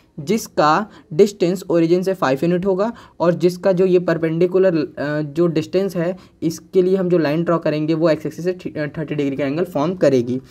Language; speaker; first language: Hindi; native; Hindi